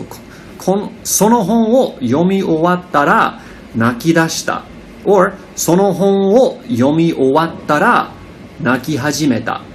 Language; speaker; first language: Japanese; non-native, learner; English